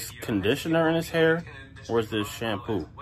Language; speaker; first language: English; native; English